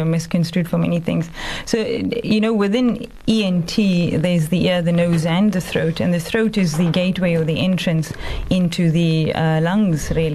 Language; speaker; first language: English; native; English